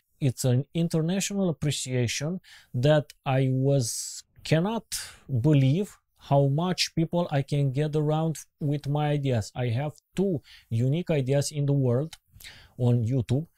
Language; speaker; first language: English; non-native, learner; Romanian